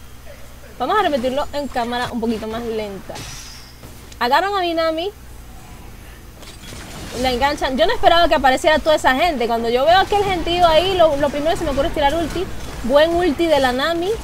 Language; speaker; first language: Spanish; native; Spanish